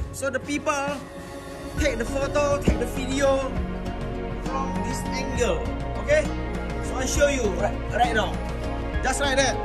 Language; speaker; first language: English; non-native, learner; Indonesian